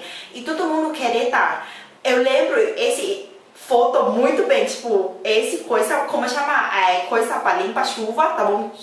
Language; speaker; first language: Portuguese; non-native, learner; Thai